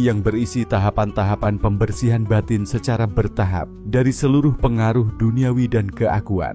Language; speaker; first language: Indonesian; native; Indonesian